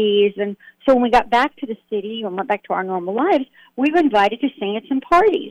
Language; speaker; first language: English; native; English